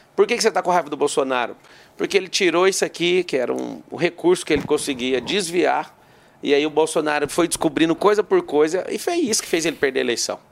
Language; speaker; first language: Portuguese; native; Portuguese